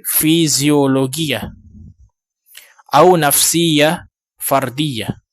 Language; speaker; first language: Arabic; non-native, learner; Indonesian